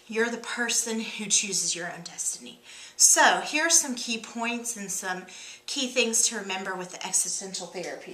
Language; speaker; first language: English; native; English